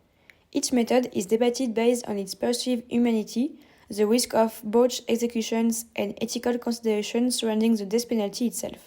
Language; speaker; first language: English; non-native, fluent; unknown